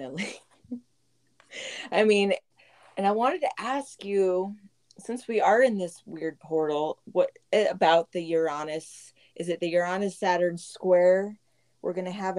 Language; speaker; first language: English; native; English